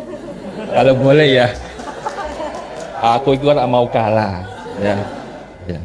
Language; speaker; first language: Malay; non-native, fluent; Javanese